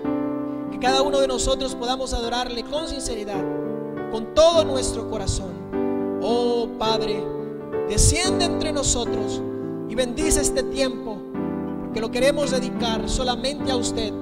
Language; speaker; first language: Spanish; native; Spanish